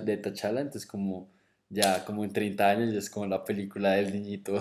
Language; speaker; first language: Spanish; native; Spanish